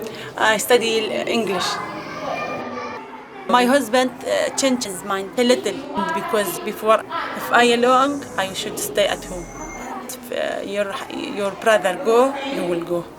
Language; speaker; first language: English; non-native, learner; Arabic